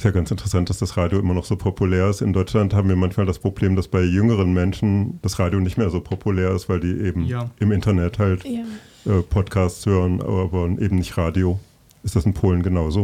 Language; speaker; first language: German; native; German